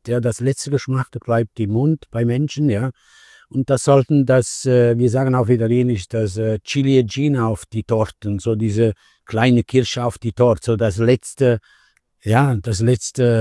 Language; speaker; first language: German; non-native, fluent; Italian